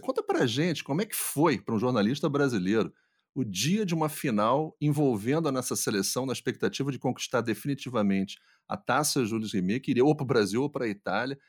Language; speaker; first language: Portuguese; native; Portuguese